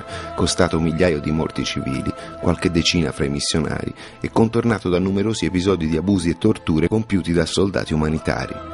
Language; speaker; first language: Italian; native; Italian